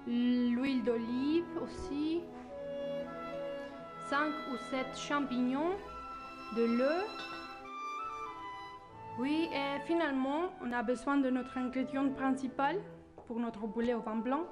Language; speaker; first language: French; non-native, learner; Spanish